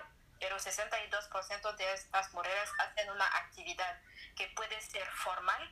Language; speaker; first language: Spanish; non-native, learner; French